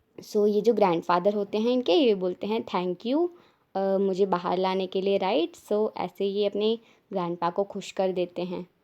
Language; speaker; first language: Hindi; native; Hindi